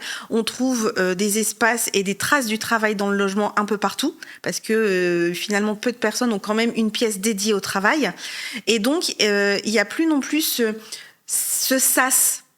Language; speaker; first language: French; native; French